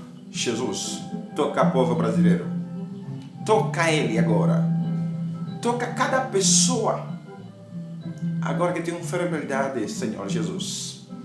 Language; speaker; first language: Portuguese; non-native, learner; Haitian Creole